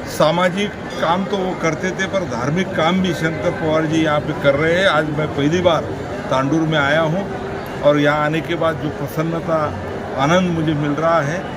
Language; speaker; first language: Hindi; non-native, local second language; Marathi